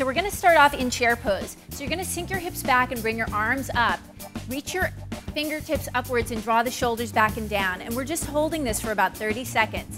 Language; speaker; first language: English; native; English